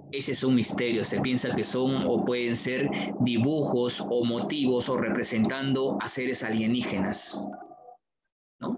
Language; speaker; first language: Spanish; native; Spanish